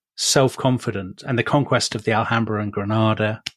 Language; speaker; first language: English; native; English